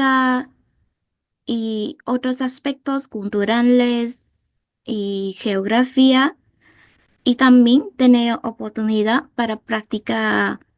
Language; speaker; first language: Spanish; non-native, fluent; Vietnamese